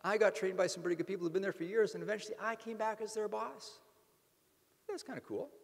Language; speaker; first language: English; native; English